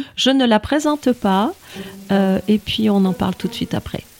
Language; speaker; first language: French; native; French